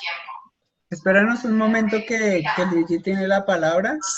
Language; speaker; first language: Spanish; native; Spanish